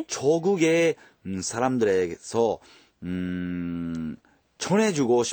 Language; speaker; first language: Korean; early bilingual, heritage; Japanese